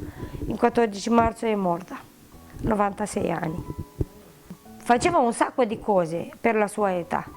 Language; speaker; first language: Italian; non-native, fluent; Romanian